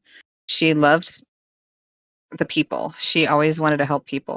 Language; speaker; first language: English; native; English